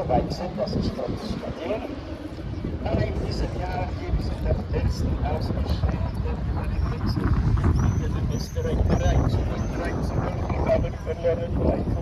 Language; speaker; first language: German; non-native, fluent; Polish